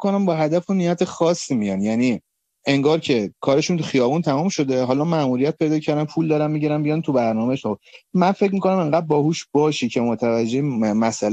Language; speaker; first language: Persian; native; Persian